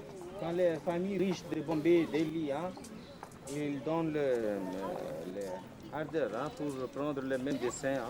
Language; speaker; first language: French; non-native, local second language; Hindi